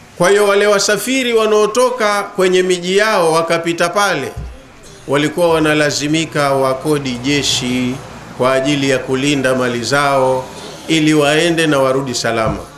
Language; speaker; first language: Swahili; native; Swahili